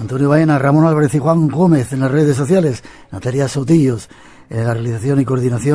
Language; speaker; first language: Spanish; native; Spanish